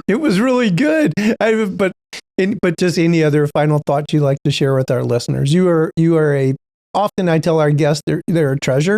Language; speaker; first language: English; native; English